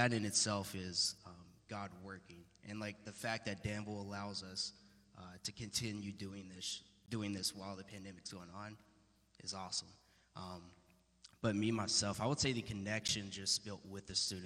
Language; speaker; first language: English; native; English